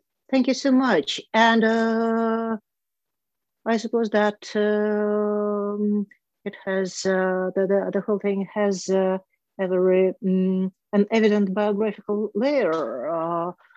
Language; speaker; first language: English; non-native, fluent; Russian